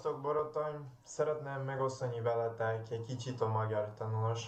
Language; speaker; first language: Hungarian; non-native, learner; Portuguese